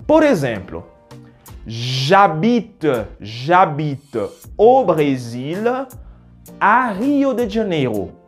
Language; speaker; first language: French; non-native, fluent; Portuguese